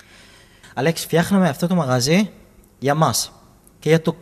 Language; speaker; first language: Greek; non-native, fluent; Arabic